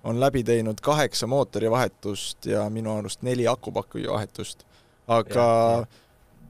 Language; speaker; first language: Estonian; native; Estonian